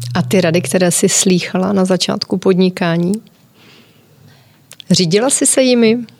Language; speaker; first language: Czech; native; Czech